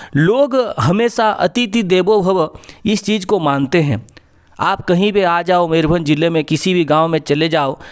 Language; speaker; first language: Hindi; non-native, local second language; Odia